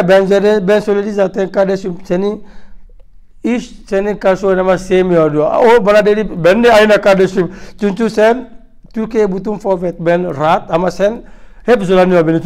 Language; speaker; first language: Turkish; non-native, learner; French